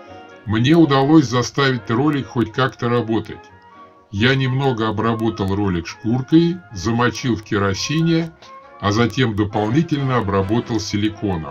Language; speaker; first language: Russian; native; Russian